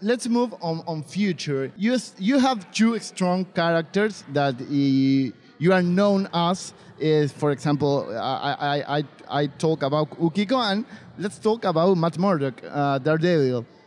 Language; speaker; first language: English; non-native, learner; Spanish